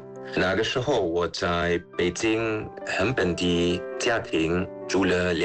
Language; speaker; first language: Chinese; non-native, fluent; German